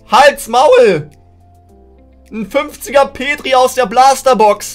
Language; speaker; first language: German; native; German